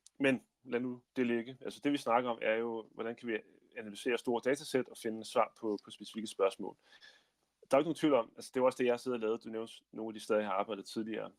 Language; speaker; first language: Danish; native; Danish